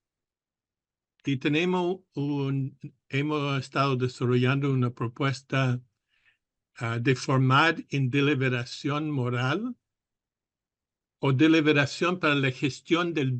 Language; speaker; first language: Spanish; non-native, fluent; English